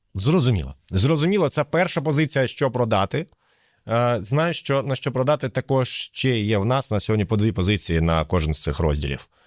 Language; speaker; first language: Ukrainian; native; Ukrainian